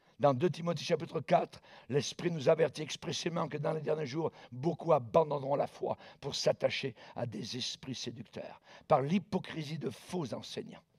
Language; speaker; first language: French; native; French